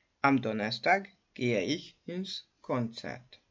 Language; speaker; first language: German; non-native, fluent; Hungarian